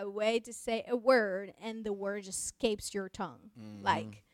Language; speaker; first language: English; non-native, fluent; Spanish